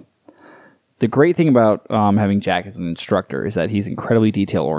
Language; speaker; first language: English; native; English